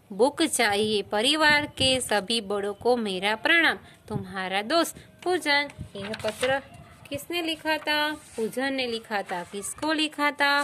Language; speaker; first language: Hindi; non-native, local second language; Gujarati